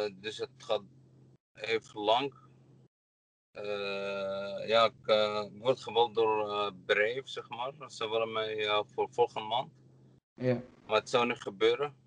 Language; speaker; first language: Dutch; non-native, learner; Arabic